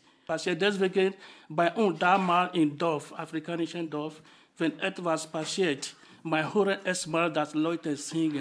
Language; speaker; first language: German; non-native, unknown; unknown